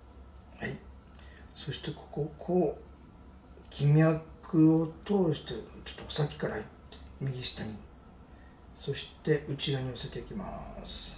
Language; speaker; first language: Japanese; native; Japanese